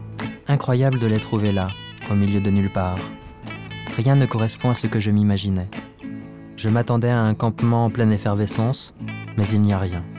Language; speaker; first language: French; native; French